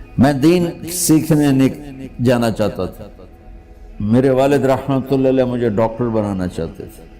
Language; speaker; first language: Urdu; non-native, local second language; Punjabi